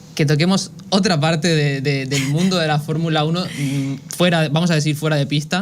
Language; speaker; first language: Spanish; native; Spanish